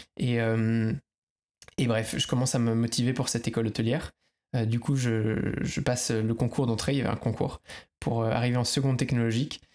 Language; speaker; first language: French; native; French